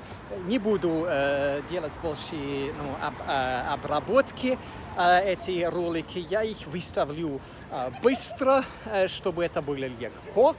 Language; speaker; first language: Russian; non-native, fluent; English